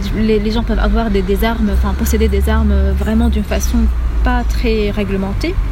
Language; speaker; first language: French; non-native, local second language; Arabic